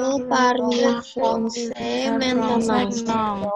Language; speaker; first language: French; non-native, learner; Indonesian